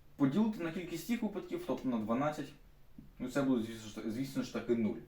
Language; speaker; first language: Ukrainian; non-native, local second language; Russian